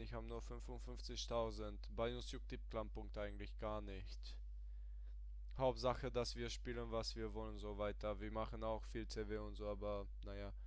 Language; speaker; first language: German; early bilingual, other home language; Hungarian